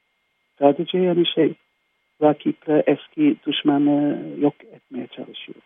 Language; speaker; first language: Turkish; non-native, fluent; English